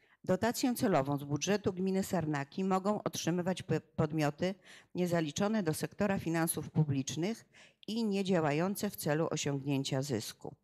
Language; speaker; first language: Polish; native; Polish